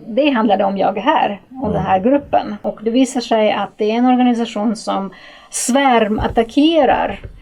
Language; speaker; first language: Swedish; non-native, fluent; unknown